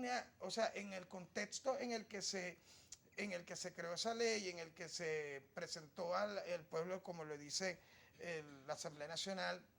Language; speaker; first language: Spanish; native; Spanish